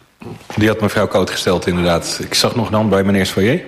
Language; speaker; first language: Dutch; native; Dutch